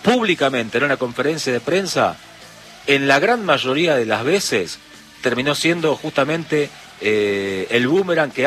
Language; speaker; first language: Spanish; native; Spanish